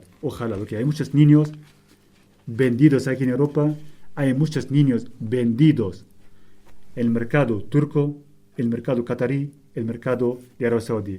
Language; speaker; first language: Spanish; non-native, fluent; Arabic